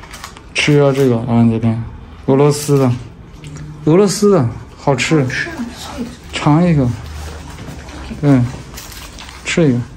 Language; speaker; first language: Chinese; native; Chinese